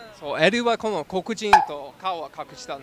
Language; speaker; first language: Japanese; non-native, learner; English